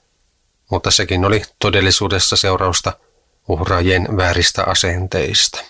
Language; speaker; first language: Finnish; native; Finnish